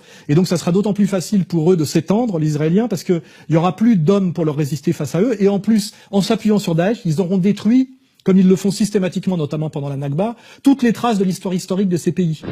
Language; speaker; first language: French; native; French